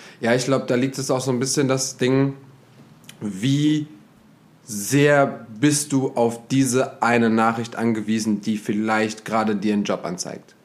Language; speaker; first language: German; native; German